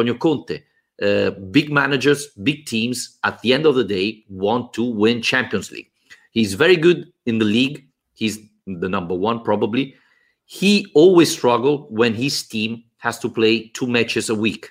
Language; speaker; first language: English; non-native, fluent; Italian